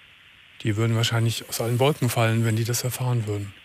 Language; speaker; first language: German; native; German